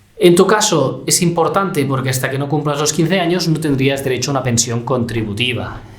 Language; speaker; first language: Spanish; native; Spanish